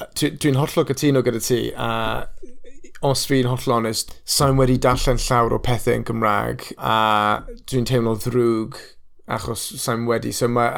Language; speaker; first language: Welsh; non-native, local second language; English